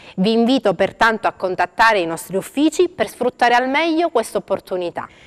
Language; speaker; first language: Italian; native; Italian